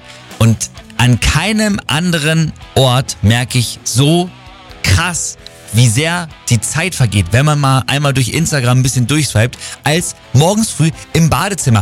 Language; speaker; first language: German; native; German